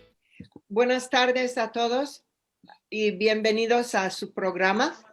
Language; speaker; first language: Spanish; non-native, fluent; English